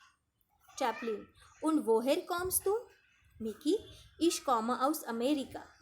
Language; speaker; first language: German; non-native, fluent; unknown